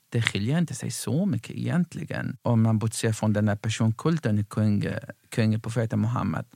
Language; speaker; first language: Swedish; non-native, fluent; Arabic